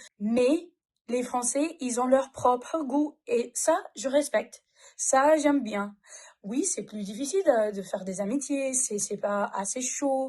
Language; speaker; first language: French; non-native, fluent; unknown